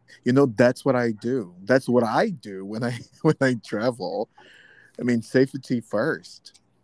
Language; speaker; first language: English; non-native, fluent; Portuguese